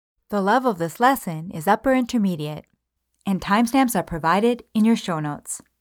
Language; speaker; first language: English; native; English